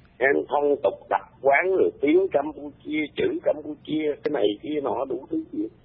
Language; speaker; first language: Vietnamese; early bilingual, heritage; Vietnamese